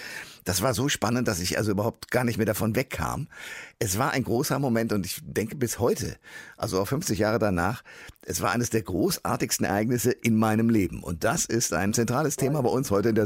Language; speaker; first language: German; native; German